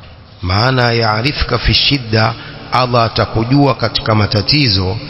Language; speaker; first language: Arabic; non-native, fluent; Swahili